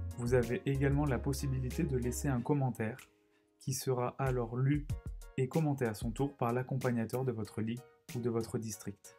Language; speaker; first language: French; native; French